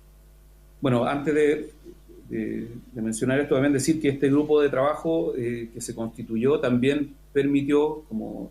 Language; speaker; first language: Spanish; native; Spanish